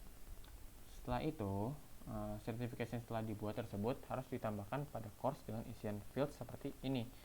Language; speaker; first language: Indonesian; native; Indonesian